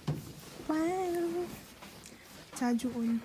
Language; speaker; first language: Korean; non-native, learner; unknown